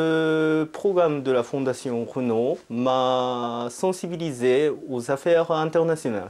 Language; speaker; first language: French; non-native, fluent; Japanese